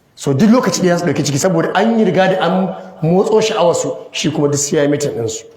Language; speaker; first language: Hausa; native; Hausa